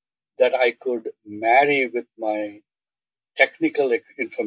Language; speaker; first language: English; non-native, local second language; Tamil